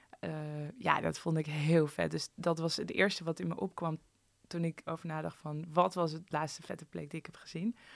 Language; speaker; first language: Dutch; early bilingual, other home language; Persian